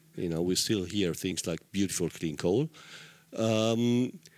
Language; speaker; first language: English; non-native, fluent; Italian